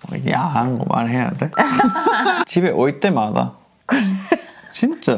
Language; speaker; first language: Korean; non-native, learner; English